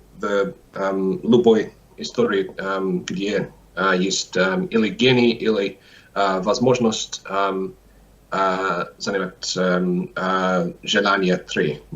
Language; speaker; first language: Russian; non-native, learner; English